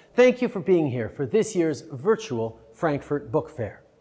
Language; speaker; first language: English; early bilingual, other home language; French